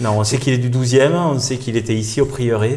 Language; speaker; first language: French; native; French